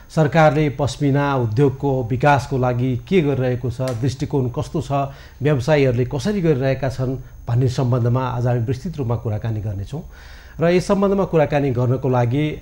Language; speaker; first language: Nepali; native; Nepali